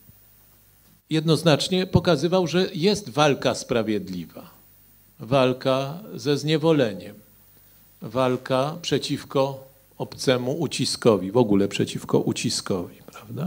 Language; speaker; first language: Polish; native; Polish